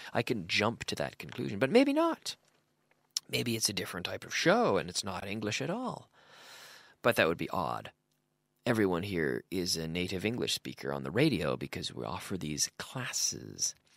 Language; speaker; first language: English; native; English